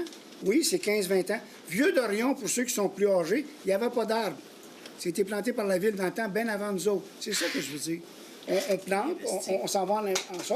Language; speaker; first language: French; native; French